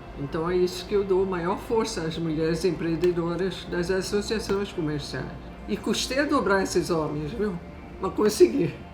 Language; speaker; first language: Portuguese; native; Portuguese